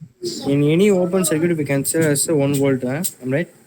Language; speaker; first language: English; non-native, local second language; Telugu